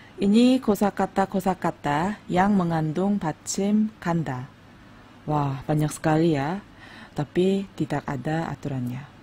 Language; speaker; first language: Indonesian; non-native, fluent; Korean